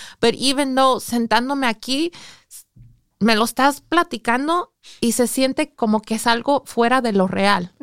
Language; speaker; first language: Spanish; early bilingual, heritage; English